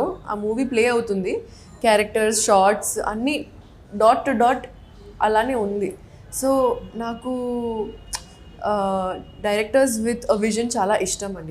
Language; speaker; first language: Telugu; non-native, local second language; Hindi